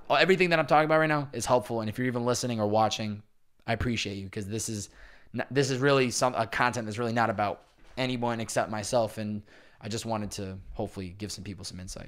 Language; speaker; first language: English; native; English